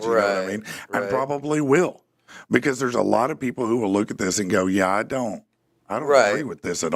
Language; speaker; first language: English; native; English